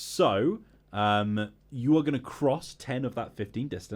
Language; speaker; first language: English; native; English